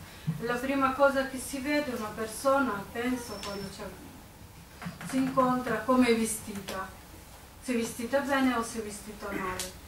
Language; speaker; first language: Italian; non-native, fluent; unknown